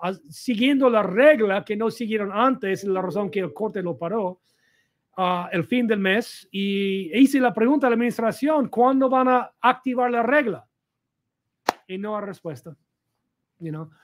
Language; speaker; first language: Spanish; non-native, fluent; English